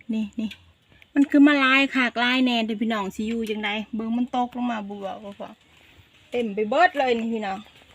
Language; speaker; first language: Thai; native; Thai